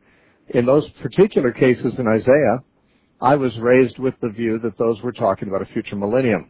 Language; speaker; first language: English; native; English